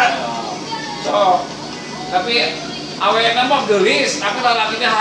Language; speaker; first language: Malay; non-native, local second language; Sundanese